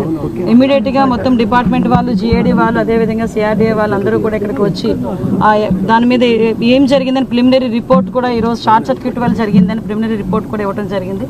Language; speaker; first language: Telugu; native; Telugu